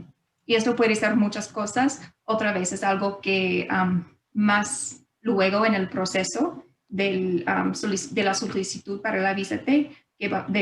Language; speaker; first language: Spanish; non-native, fluent; English